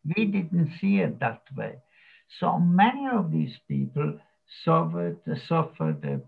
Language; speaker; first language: English; non-native, fluent; Slovak